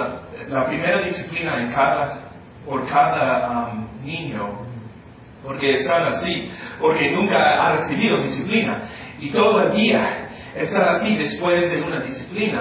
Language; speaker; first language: Spanish; non-native, fluent; English